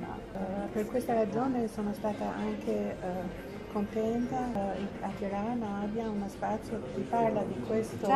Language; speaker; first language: Italian; non-native, fluent; Albanian